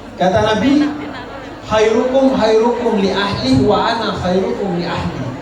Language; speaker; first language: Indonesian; non-native, local second language; Madurese